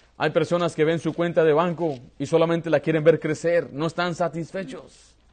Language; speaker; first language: Spanish; early bilingual, heritage; Spanish